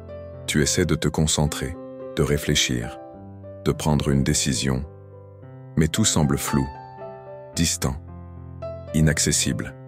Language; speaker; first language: French; native; French